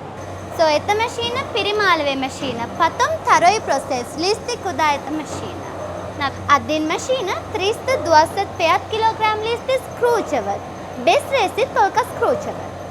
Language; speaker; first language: Russian; non-native, learner; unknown